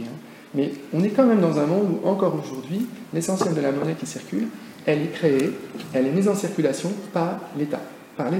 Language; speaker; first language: French; native; French